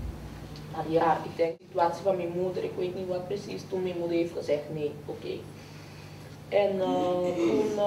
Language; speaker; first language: Dutch; non-native, fluent; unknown